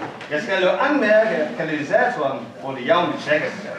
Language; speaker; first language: German; non-native, learner; Danish